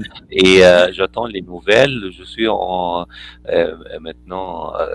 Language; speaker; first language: French; non-native, fluent; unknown